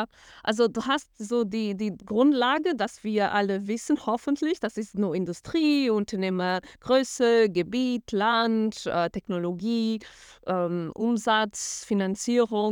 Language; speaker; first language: German; non-native, fluent; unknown